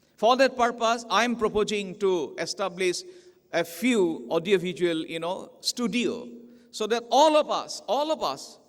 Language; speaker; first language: English; non-native, local second language; Assamese